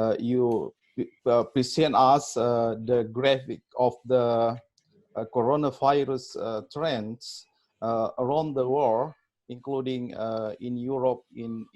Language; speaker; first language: English; non-native, learner; Indonesian